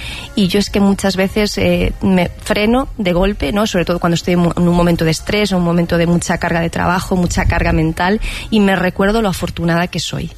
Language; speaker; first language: Spanish; native; Spanish